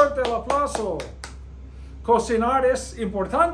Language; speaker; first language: Spanish; non-native, fluent; English